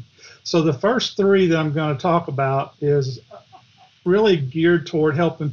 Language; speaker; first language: English; native; English